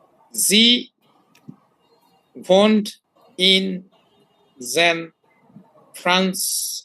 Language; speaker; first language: German; non-native, learner; Bangla